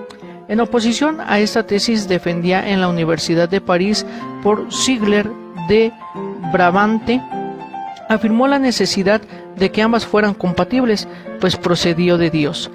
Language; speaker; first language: Spanish; native; Spanish